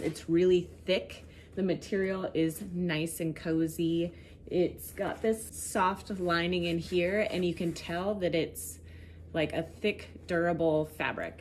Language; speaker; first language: English; native; English